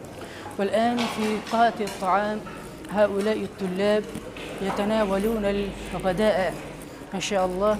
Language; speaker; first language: Arabic; non-native, fluent; Urdu